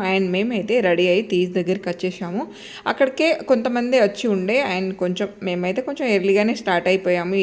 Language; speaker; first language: Telugu; non-native, local second language; Lambadi